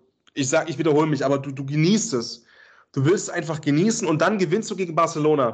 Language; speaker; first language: German; native; German